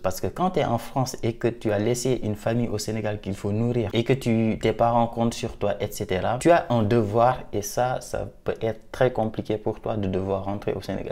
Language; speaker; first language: French; non-native, local second language; Wolof